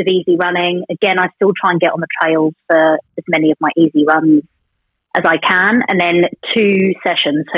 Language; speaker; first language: English; native; English